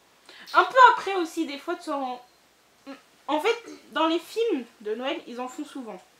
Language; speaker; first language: French; native; French